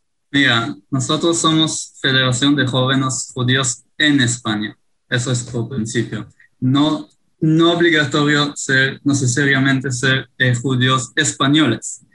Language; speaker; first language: Spanish; non-native, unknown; Hebrew